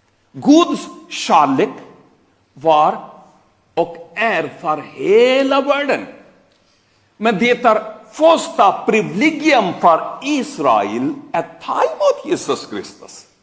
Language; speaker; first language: Swedish; non-native, fluent; Urdu